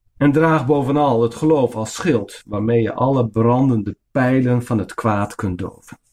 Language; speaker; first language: Dutch; non-native, local second language; Western Frisian